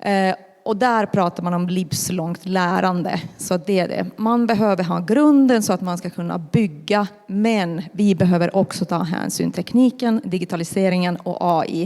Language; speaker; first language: Swedish; non-native, local second language; Finnish